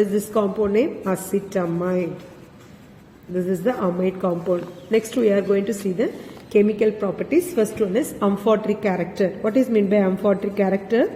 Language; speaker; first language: English; non-native, local second language; Tamil